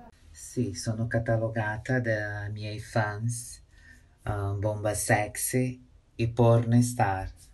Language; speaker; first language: Italian; non-native, fluent; Portuguese